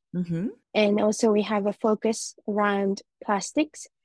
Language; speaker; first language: English; non-native, fluent; Japanese